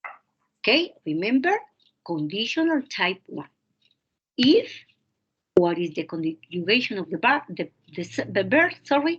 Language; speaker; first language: English; non-native, fluent; Spanish